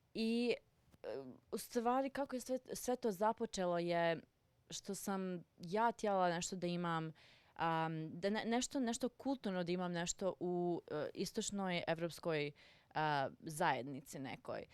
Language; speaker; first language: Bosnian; early bilingual, heritage; Serbian